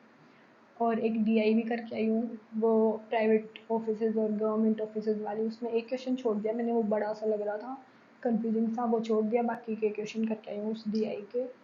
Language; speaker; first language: Hindi; native; Hindi